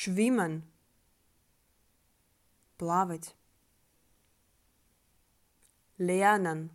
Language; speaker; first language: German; non-native, fluent; Russian